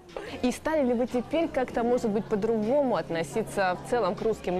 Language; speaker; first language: Russian; native; Russian